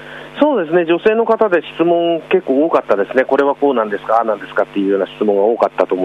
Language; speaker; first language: Japanese; native; Japanese